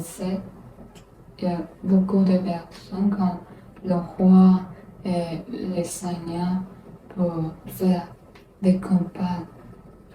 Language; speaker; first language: French; non-native, learner; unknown